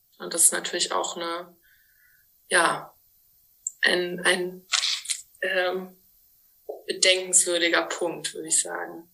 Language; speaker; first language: German; native; German